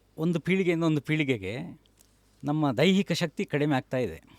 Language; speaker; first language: Kannada; native; Kannada